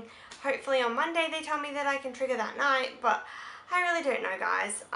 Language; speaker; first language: English; native; English